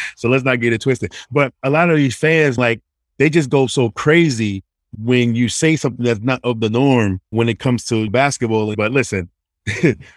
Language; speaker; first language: English; native; English